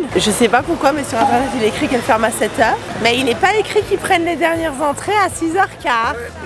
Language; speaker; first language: French; native; French